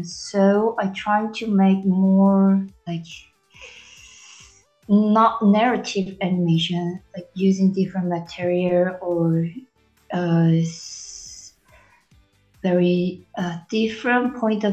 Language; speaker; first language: English; non-native, learner; Korean